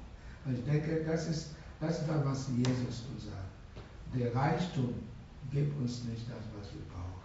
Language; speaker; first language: German; non-native, learner; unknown